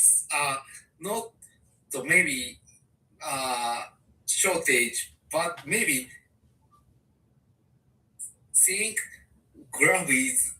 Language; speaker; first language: English; non-native, learner; Japanese